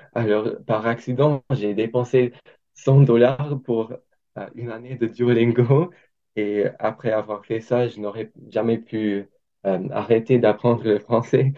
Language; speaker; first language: French; non-native, fluent; English